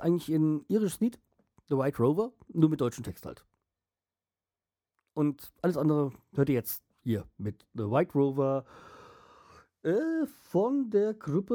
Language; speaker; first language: German; native; German